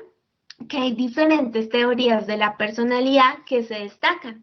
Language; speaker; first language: Spanish; native; Spanish